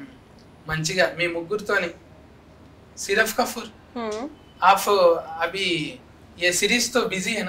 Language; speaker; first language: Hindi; non-native, local second language; Telugu